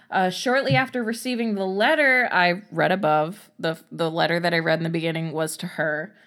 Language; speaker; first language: English; native; English